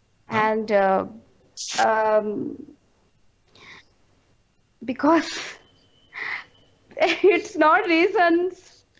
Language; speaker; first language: English; non-native, learner; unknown